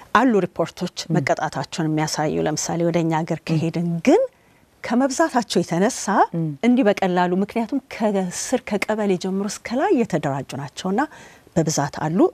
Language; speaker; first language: Amharic; native; Amharic